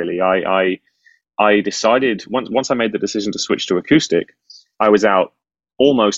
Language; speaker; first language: English; native; English